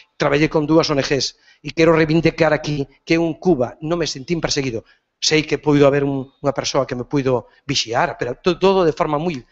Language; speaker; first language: Galician; native; Galician